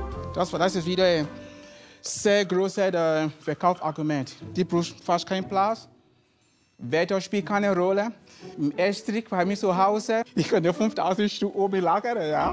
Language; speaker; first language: German; non-native, learner; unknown